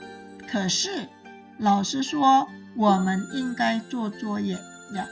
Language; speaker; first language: Chinese; non-native, fluent; Indonesian